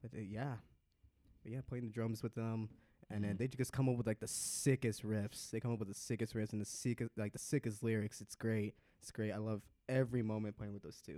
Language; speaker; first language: English; native; English